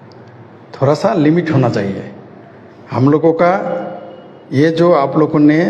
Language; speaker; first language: Hindi; non-native, fluent; Bangla